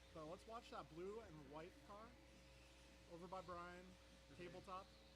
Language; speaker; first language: English; native; English